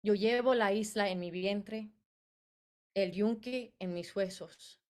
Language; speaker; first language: Spanish; early bilingual, other home language; English